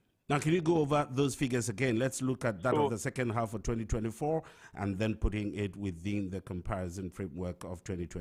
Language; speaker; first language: English; non-native, local second language; Akan